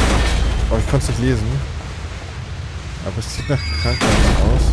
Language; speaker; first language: German; native; German